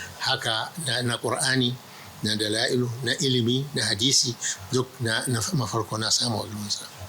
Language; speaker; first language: Hausa; non-native, local second language; Arabic